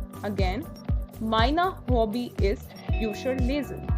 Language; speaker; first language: German; non-native, learner; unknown